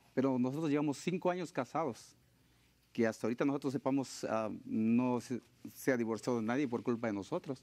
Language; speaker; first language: Spanish; native; Spanish